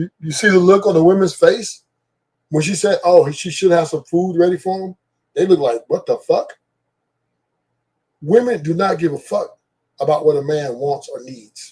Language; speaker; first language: English; native; English